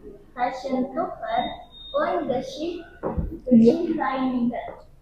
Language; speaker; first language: German; non-native, learner; Indonesian